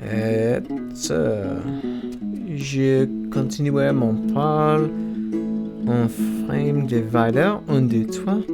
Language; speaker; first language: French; non-native, learner; English